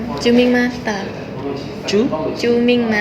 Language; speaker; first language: Indonesian; non-native, learner; Malay